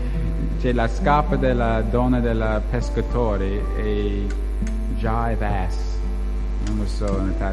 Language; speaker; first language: Italian; non-native, learner; English